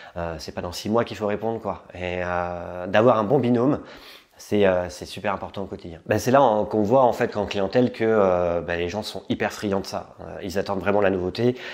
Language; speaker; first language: French; native; French